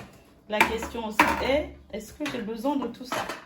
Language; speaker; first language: French; native; French